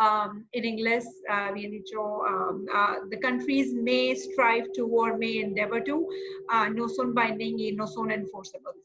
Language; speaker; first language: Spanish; non-native, fluent; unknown